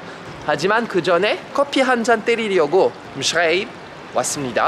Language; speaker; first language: Korean; non-native, fluent; French